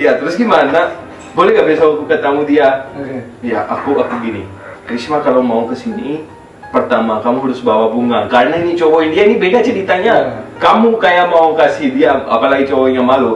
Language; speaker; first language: Indonesian; non-native, fluent; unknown